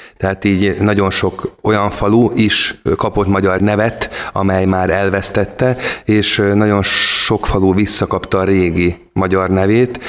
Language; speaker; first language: Hungarian; native; Hungarian